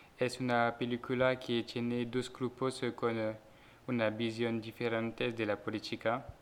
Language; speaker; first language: Spanish; non-native, learner; French